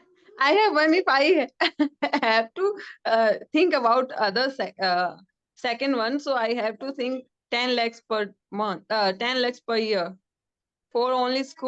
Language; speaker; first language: English; non-native, learner; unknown